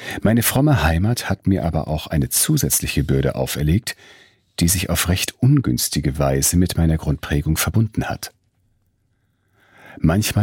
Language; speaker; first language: German; native; German